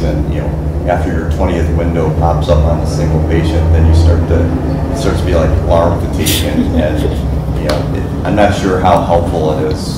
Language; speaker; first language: English; native; English